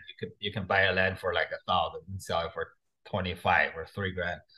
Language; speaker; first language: English; non-native, fluent; Chinese